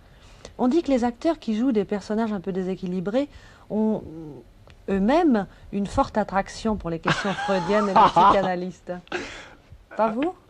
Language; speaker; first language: French; native; French